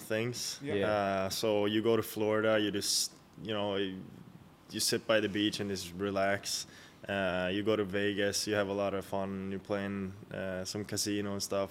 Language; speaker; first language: English; non-native, fluent; Swedish